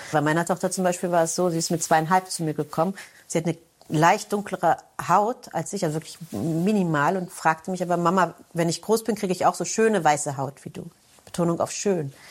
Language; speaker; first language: German; native; German